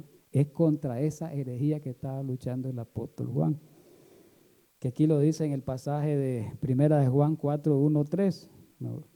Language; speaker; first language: Spanish; native; Spanish